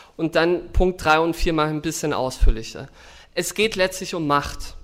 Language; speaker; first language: German; native; German